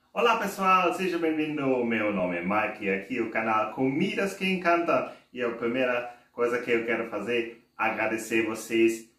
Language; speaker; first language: Portuguese; non-native, fluent; German